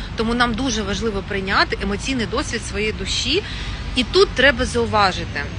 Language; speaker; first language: Ukrainian; non-native, local second language; Russian